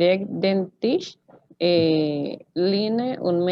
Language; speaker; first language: German; non-native, learner; Spanish